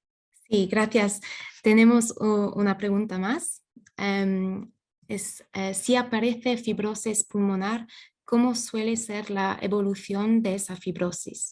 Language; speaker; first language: Spanish; non-native, fluent; English